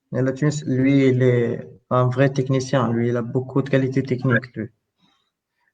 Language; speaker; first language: French; non-native, local second language; Arabic